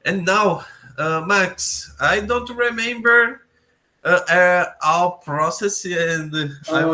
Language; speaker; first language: English; non-native, learner; Portuguese